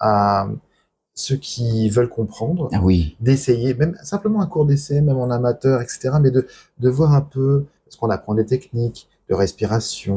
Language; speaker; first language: French; native; French